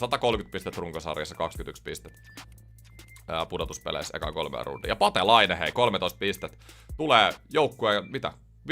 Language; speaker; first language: Finnish; native; Finnish